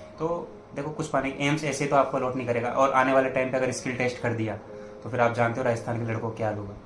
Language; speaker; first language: Hindi; native; Hindi